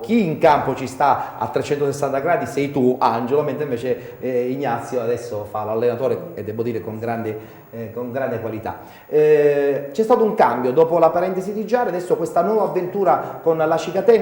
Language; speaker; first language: Italian; native; Italian